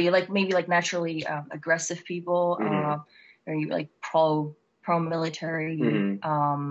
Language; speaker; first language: English; non-native, fluent; Czech